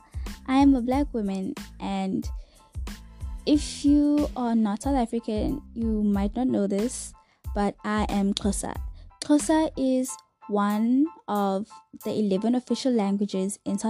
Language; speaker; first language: English; non-native, local second language; Xhosa